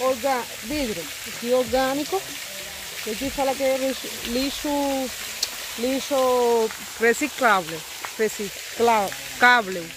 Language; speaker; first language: Portuguese; non-native, fluent; Spanish